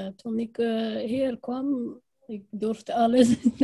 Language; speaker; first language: Dutch; non-native, learner; Persian